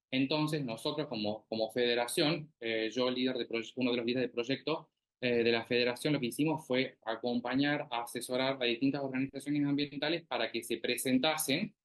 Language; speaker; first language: Spanish; native; Spanish